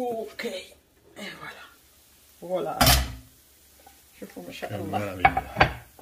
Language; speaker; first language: Arabic; native; Arabic